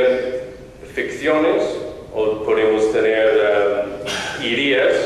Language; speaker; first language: Spanish; non-native, fluent; English